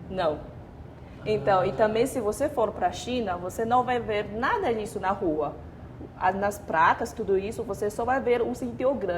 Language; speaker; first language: Portuguese; non-native, fluent; Chinese